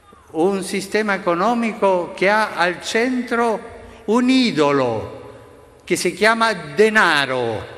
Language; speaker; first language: Italian; non-native, fluent; Spanish